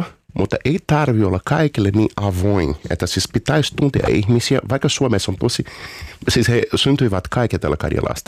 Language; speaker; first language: Finnish; non-native, fluent; Portuguese